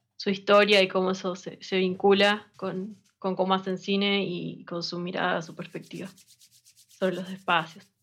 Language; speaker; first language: Spanish; native; Spanish